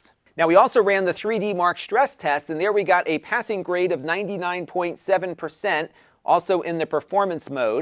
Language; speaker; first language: English; native; English